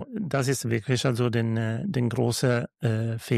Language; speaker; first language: German; non-native, learner; Italian